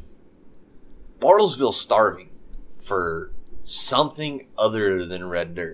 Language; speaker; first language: English; native; English